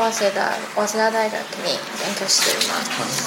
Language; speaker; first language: Japanese; non-native, learner; Chinese